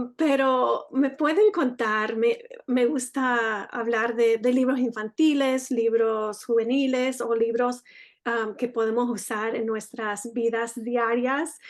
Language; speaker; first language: Spanish; early bilingual, heritage; Spanish